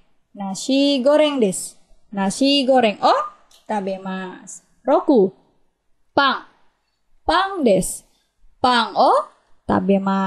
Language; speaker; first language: Japanese; non-native, fluent; Indonesian